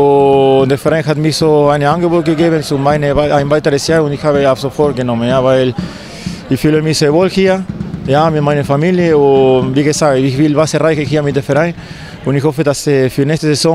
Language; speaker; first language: German; non-native, fluent; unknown